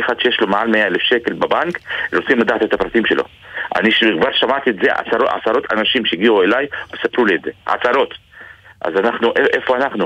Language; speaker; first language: Hebrew; non-native, local second language; Arabic